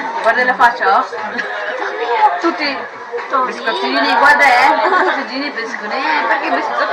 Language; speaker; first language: Italian; non-native, learner; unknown